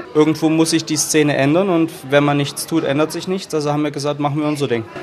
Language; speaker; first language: German; native; German